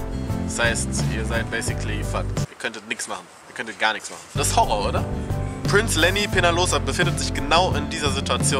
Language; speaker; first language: German; native; German